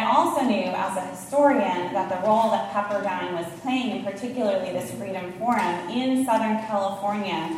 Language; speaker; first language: English; native; English